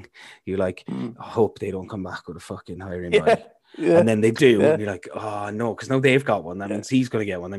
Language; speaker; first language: English; native; English